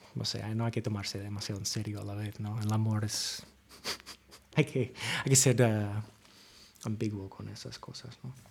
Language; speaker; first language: Spanish; non-native, fluent; English